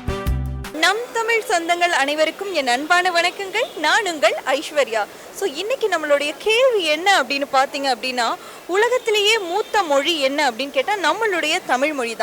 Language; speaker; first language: Tamil; native; Tamil